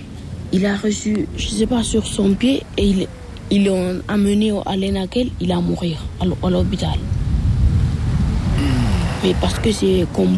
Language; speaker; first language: French; non-native, learner; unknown